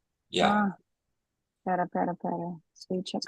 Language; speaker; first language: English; non-native, learner; Portuguese